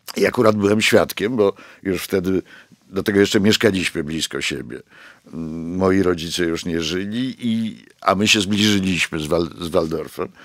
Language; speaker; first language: Polish; native; Polish